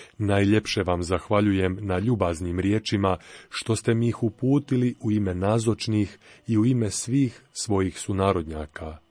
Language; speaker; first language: Croatian; native; Croatian